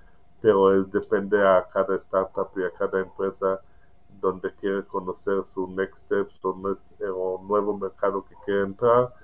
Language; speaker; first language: Spanish; non-native, learner; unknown